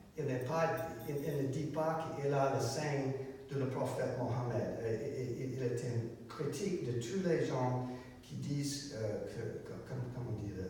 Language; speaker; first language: French; non-native, learner; English